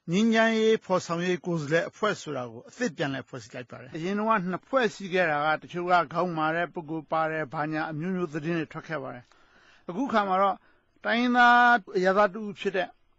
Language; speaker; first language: Burmese; native; Burmese